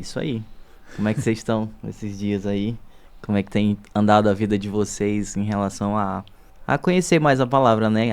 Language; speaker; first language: Portuguese; native; Portuguese